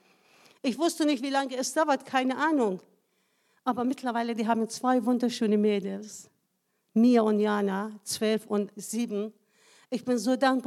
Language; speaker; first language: German; non-native, fluent; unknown